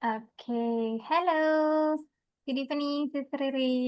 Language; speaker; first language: English; non-native, fluent; Indonesian